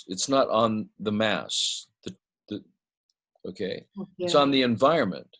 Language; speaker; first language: English; native; English